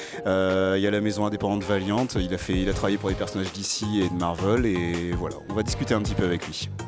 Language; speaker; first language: French; native; French